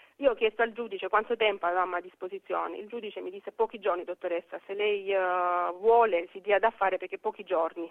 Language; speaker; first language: Italian; non-native, fluent; Albanian